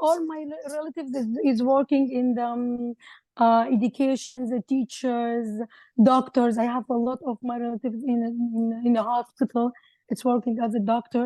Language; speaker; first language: English; non-native, learner; Arabic